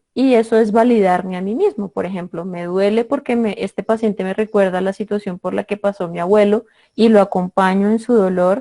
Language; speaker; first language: Spanish; native; Spanish